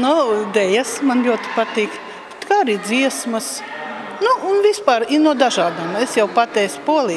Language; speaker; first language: Latvian; non-native, local second language; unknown